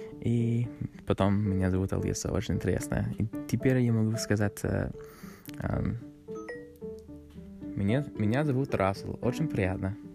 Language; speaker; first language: Russian; non-native, learner; English